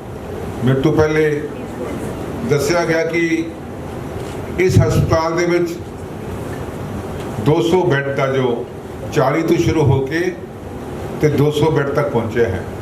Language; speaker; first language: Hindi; non-native, local second language; Punjabi